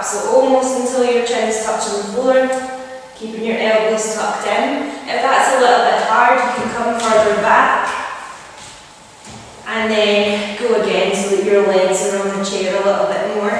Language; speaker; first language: English; native; English